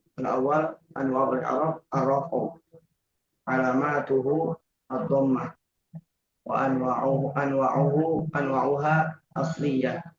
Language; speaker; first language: Arabic; non-native, learner; Indonesian